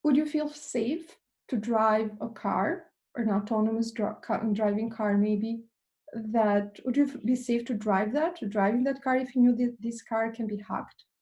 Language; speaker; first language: English; non-native, fluent; Albanian